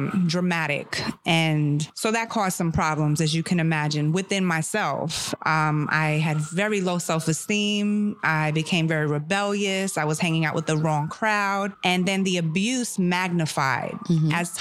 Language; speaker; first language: English; early bilingual, other home language; German